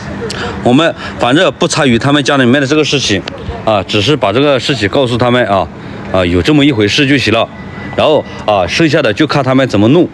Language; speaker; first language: Chinese; native; Chinese